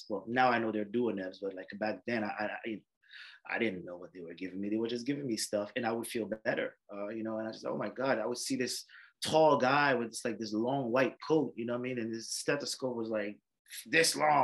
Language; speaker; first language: English; non-native, fluent; French